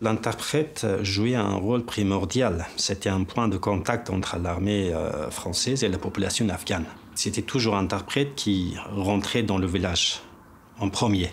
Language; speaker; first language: French; non-native, fluent; Persian